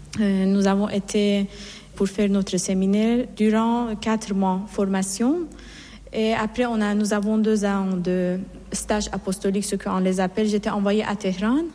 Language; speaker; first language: French; non-native, fluent; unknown